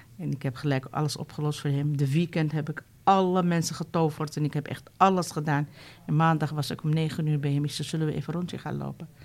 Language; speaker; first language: Dutch; non-native, fluent; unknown